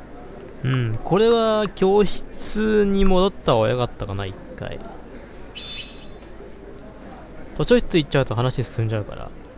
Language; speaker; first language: Japanese; native; Japanese